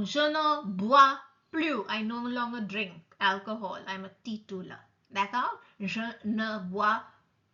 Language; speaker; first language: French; non-native, fluent; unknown